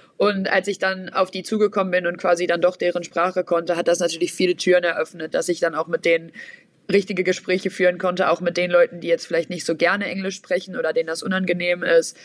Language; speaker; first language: German; native; German